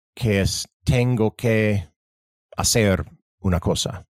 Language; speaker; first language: Spanish; non-native, fluent; English